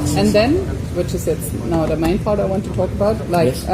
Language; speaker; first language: English; non-native, fluent; German